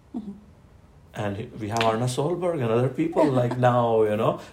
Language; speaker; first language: English; non-native, local second language; Gujarati